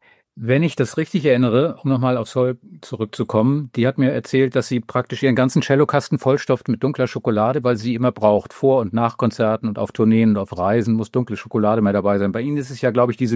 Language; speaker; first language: German; native; German